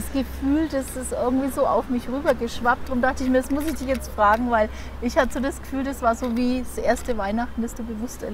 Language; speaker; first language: German; native; German